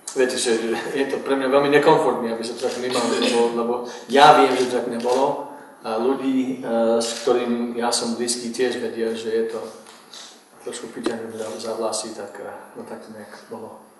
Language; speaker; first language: Slovak; non-native, fluent; English